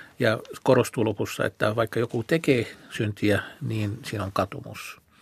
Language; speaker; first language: Finnish; non-native, fluent; Arabic